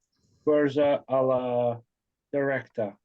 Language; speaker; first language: Spanish; non-native, learner; English